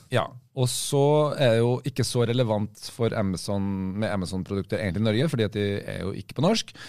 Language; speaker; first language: Norwegian; native; Norwegian